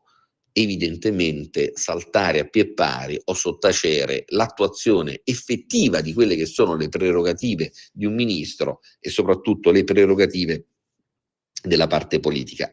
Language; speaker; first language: Italian; native; Italian